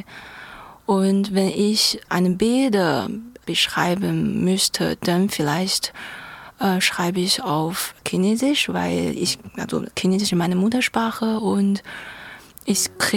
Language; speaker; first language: German; non-native, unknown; Chinese